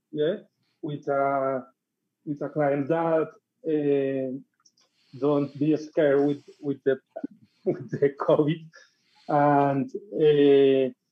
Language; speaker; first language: English; non-native, learner; Spanish